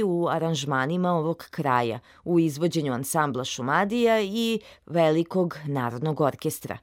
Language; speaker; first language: Serbian; native; Serbian